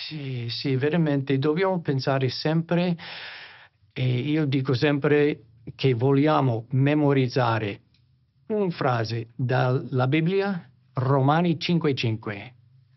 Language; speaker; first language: Italian; non-native, fluent; English